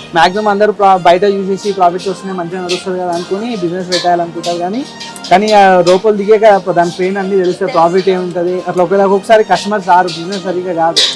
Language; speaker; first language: Telugu; native; Telugu